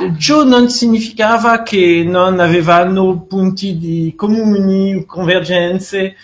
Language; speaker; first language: Italian; non-native, fluent; French